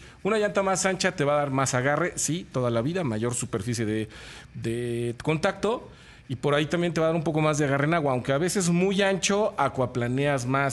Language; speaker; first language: Spanish; native; Spanish